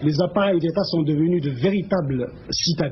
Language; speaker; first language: French; non-native, local second language; Kabyle